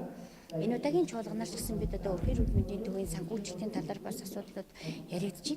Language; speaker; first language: Mongolian; native; Mongolian